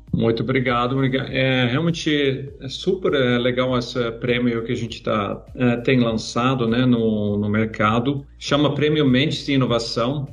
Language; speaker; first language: Portuguese; non-native, fluent; German